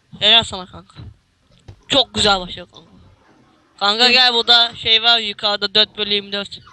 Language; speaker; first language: Turkish; native; Turkish